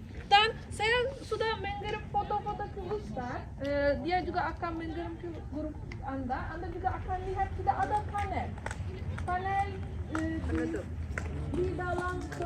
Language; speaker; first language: Indonesian; non-native, learner; Turkish